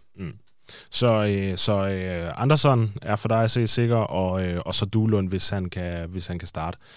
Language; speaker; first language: Danish; native; Danish